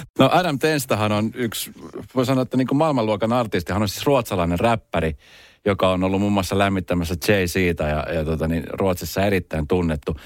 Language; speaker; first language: Finnish; native; Finnish